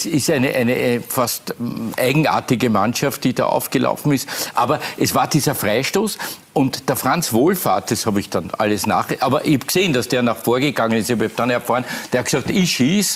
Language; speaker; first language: German; native; German